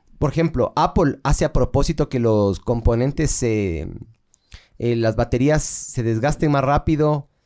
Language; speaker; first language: Spanish; native; Spanish